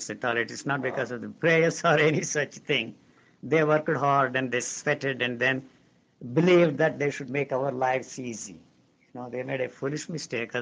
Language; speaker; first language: English; non-native, local second language; Telugu